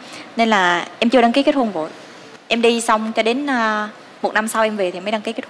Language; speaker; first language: Vietnamese; native; Vietnamese